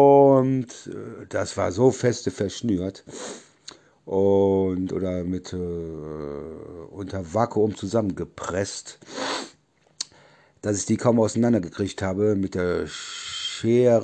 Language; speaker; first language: German; native; German